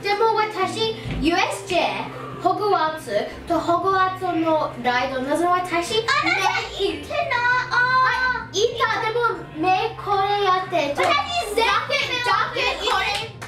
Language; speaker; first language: Japanese; non-native, learner; English